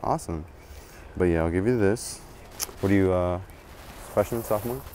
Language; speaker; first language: English; early bilingual, other home language; Spanish